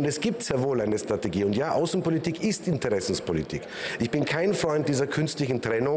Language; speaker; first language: German; native; German